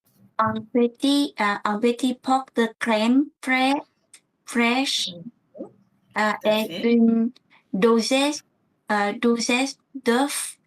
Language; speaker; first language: French; non-native, learner; Vietnamese